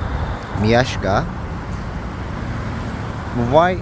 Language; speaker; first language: English; non-native, learner; Azerbaijani